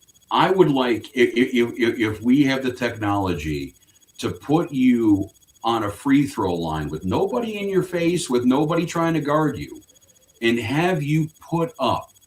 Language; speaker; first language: English; native; English